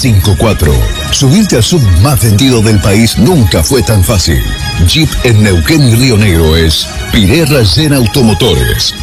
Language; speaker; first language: Spanish; native; Spanish